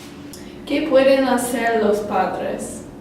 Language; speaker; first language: Spanish; non-native, learner; English